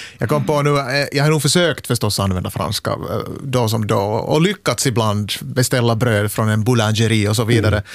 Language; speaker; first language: Swedish; native; Swedish